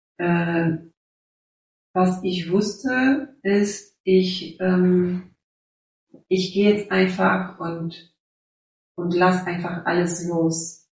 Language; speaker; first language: German; early bilingual, heritage; German